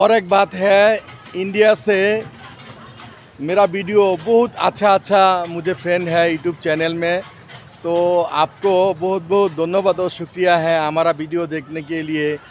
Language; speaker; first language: Hindi; non-native, learner; Bangla